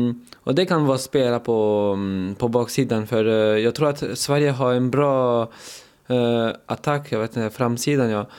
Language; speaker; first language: Swedish; early bilingual, heritage; French